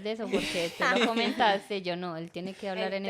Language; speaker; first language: Spanish; native; Spanish